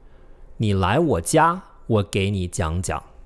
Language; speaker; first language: Chinese; non-native, fluent; English